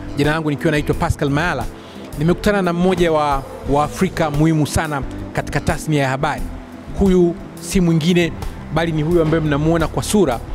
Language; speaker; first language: Swahili; native; Swahili